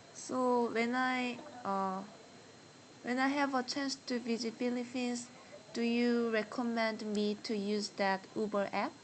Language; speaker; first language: English; non-native, learner; Korean